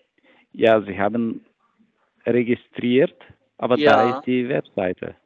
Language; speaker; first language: German; non-native, fluent; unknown